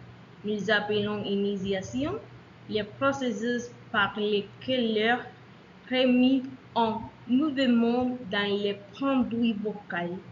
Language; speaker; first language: French; non-native, learner; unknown